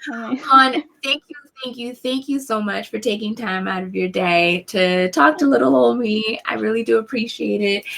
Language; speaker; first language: English; native; English